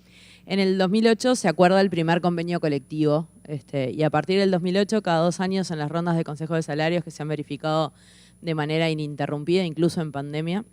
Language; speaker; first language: Spanish; native; Spanish